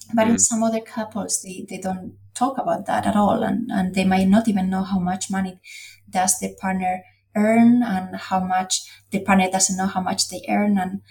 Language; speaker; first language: English; non-native, fluent; Spanish